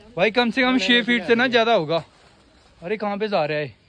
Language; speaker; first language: Hindi; native; Hindi